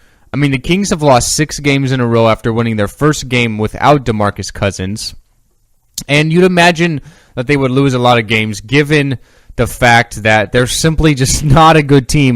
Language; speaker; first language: English; native; English